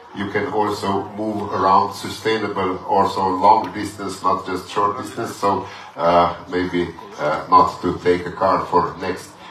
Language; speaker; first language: English; non-native, fluent; Slovenian